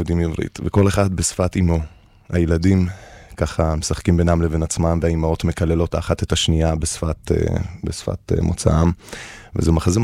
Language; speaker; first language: Hebrew; early bilingual, other home language; Russian